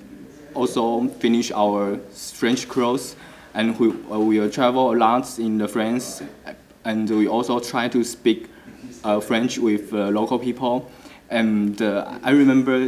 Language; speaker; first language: English; non-native, learner; Chinese